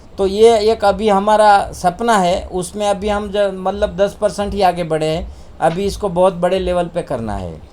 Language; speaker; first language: Hindi; non-native, local second language; Gujarati